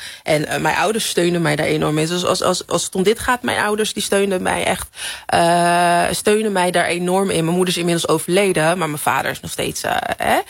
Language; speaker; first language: Dutch; native; Dutch